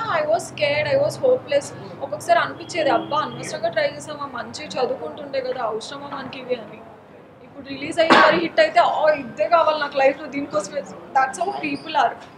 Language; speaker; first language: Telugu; non-native, local second language; Marathi